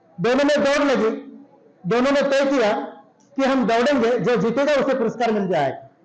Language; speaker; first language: Hindi; non-native, local second language; Marathi